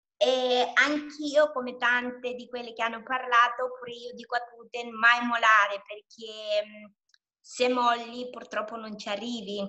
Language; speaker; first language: Italian; non-native, fluent; Romanian